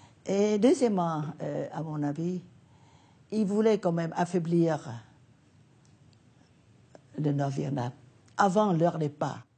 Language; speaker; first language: French; non-native, fluent; Vietnamese